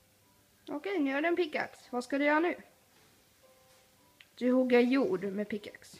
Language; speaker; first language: Swedish; early bilingual, other home language; Spanish